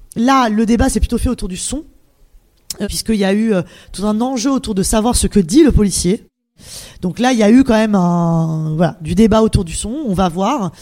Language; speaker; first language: French; native; French